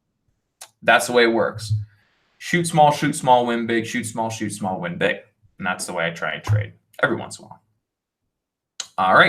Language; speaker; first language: English; native; English